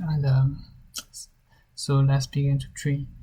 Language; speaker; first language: English; non-native, learner; Chinese